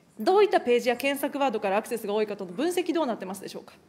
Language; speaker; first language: Japanese; native; Japanese